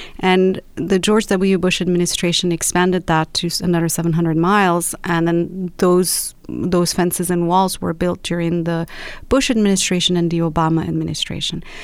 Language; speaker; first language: English; non-native, fluent; Arabic